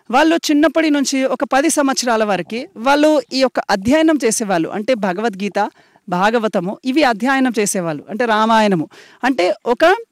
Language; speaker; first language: Telugu; native; Telugu